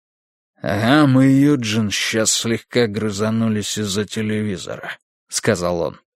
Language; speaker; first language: Russian; native; Russian